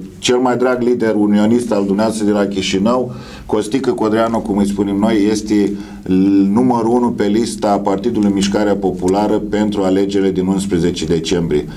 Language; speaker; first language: Romanian; native; Romanian